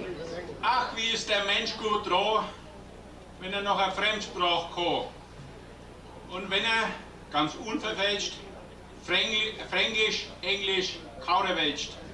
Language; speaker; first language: German; native; German